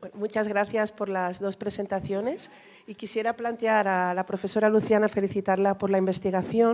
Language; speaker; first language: Spanish; native; Spanish